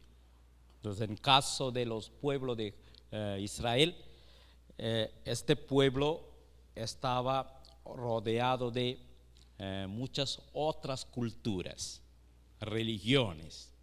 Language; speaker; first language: Spanish; non-native, fluent; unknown